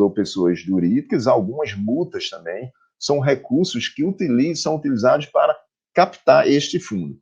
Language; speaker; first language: Portuguese; native; Portuguese